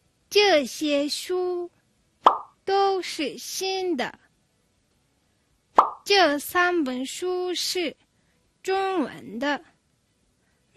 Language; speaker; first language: Chinese; non-native, fluent; Mongolian